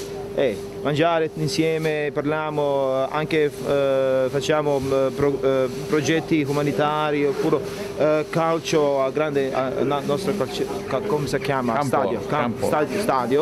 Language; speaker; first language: Italian; non-native, learner; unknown